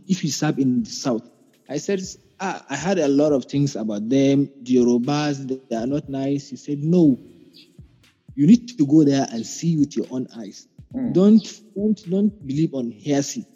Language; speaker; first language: English; non-native, local second language; Hausa